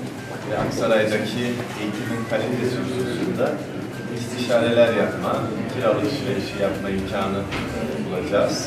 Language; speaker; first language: Turkish; native; Turkish